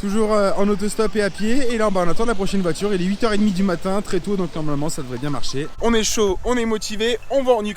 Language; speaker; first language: French; native; French